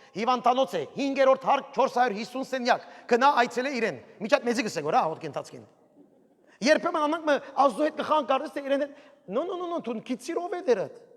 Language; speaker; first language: Armenian; early bilingual, heritage; Armenian